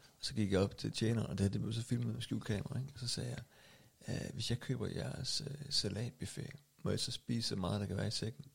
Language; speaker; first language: Danish; native; Danish